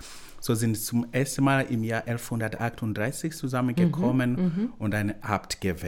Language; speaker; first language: German; non-native, learner; Swahili